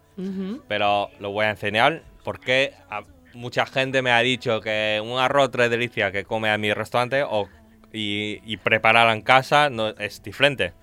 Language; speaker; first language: Spanish; non-native, learner; Chinese